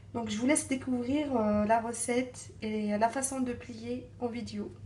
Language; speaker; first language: French; non-native, local second language; Arabic